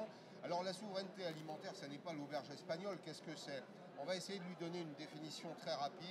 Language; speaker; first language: French; native; French